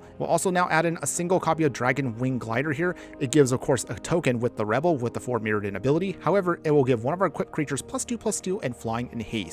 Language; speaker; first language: English; native; English